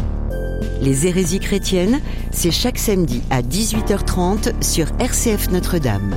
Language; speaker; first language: French; native; French